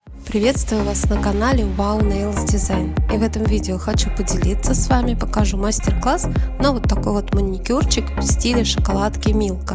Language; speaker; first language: Russian; native; Russian